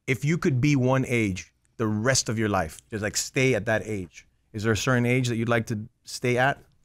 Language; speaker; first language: English; early bilingual, other home language; Spanish